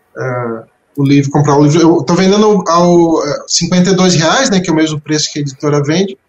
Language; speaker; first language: Portuguese; native; Portuguese